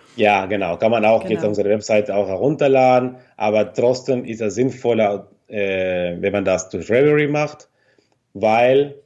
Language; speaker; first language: German; non-native, fluent; Spanish